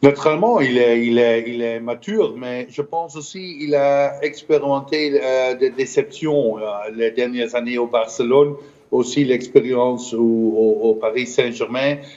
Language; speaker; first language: French; non-native, fluent; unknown